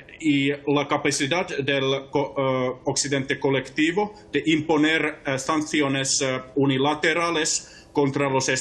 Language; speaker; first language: Spanish; non-native, fluent; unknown